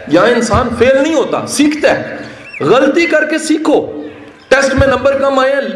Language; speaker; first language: Urdu; native; Urdu